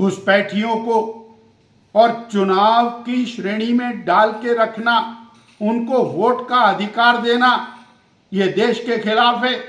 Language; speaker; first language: Hindi; native; Hindi